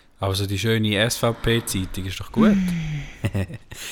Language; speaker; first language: German; native; German